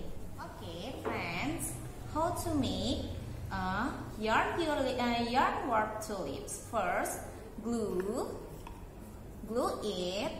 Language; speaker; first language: English; non-native, learner; Indonesian